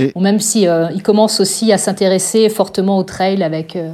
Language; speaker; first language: French; native; French